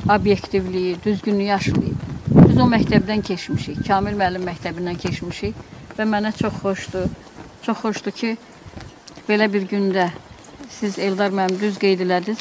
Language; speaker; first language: Azerbaijani; native; Azerbaijani